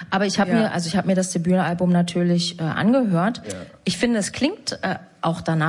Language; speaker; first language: German; native; German